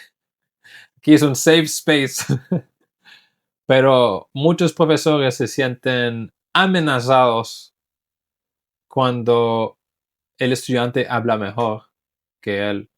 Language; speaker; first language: Spanish; non-native, fluent; English